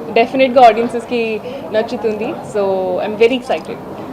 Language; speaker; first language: Telugu; non-native, fluent; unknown